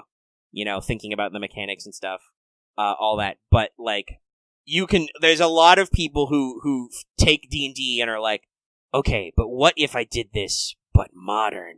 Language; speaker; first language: English; native; English